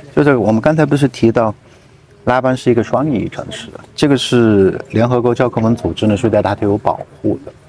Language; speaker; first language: Chinese; native; Chinese